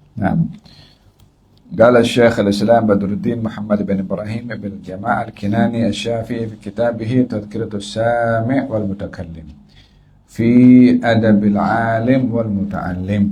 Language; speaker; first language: Arabic; non-native, fluent; Malay